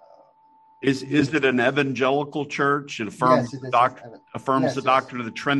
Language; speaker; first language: English; native; English